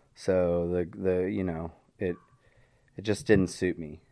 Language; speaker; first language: English; native; English